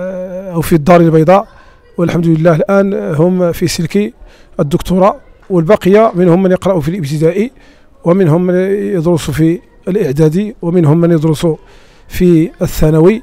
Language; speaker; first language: Arabic; native; Arabic